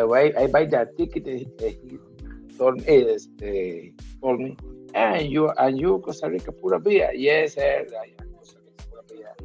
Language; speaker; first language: English; non-native, learner; Spanish